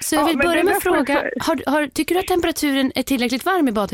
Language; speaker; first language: Swedish; native; Swedish